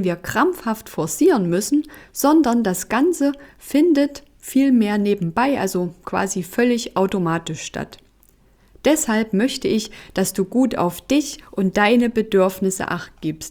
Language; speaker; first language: German; native; German